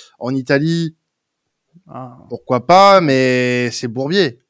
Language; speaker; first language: French; native; French